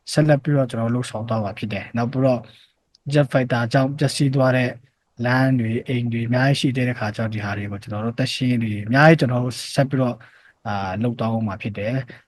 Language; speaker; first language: Burmese; non-native, local second language; Hakha Chin